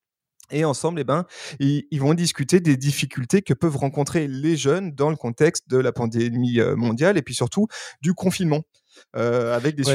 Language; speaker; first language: French; native; French